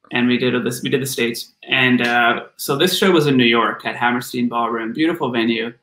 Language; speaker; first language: English; native; English